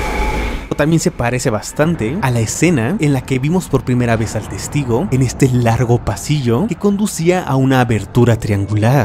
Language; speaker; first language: Spanish; native; Spanish